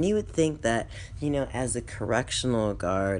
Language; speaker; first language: English; native; English